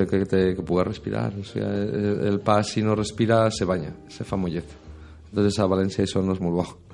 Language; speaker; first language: Spanish; non-native, local second language; Catalan